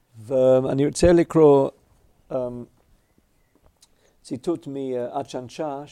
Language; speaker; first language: Hebrew; non-native, fluent; English